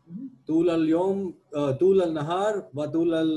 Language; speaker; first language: Arabic; non-native, learner; Hindi